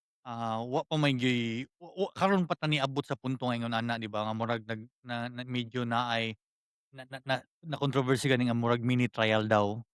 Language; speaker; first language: Cebuano; native; Cebuano